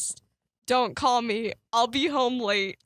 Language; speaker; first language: English; native; English